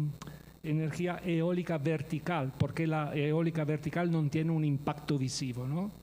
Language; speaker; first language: Spanish; non-native, fluent; Italian